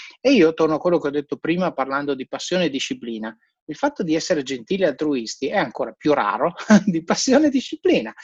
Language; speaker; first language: Italian; native; Italian